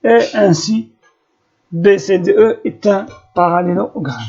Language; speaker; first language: French; non-native, local second language; Arabic